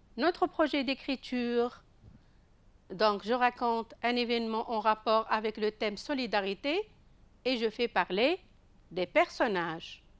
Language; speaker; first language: French; non-native, local second language; Arabic